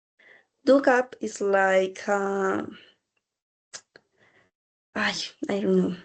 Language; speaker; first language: English; non-native, learner; Spanish